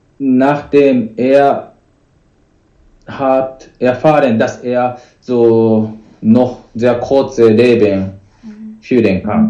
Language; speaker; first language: German; non-native, learner; Japanese